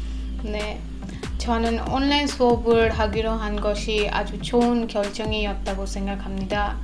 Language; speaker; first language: Korean; non-native, fluent; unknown